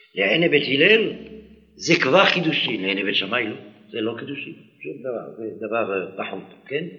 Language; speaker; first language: Hebrew; non-native, fluent; French